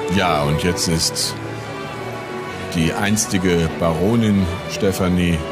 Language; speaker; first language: German; native; German